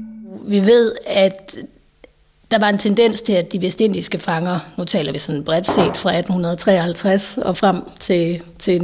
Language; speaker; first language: Danish; native; Danish